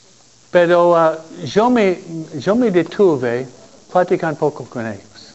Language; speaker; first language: Spanish; non-native, fluent; English